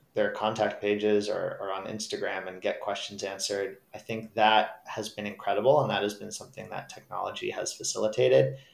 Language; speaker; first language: English; native; English